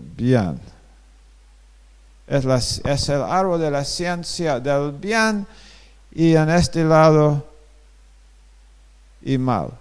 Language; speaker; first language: Spanish; non-native, fluent; English